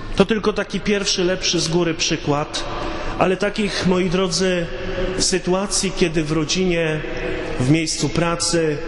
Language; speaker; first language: Polish; native; Polish